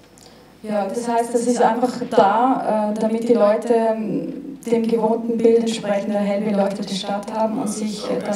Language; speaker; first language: German; native; German